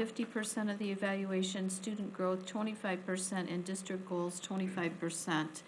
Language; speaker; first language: English; native; English